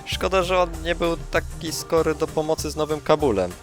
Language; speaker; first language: Polish; native; Polish